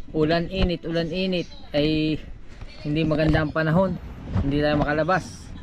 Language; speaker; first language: Filipino; native; Filipino